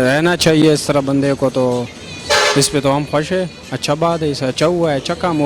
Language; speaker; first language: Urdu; non-native, local second language; Pashto